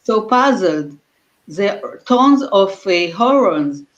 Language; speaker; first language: English; non-native, fluent; Hebrew